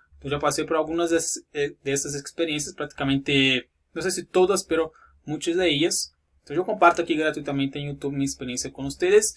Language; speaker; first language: Spanish; non-native, fluent; Portuguese